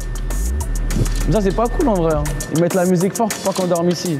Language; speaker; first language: French; early bilingual, other home language; Portuguese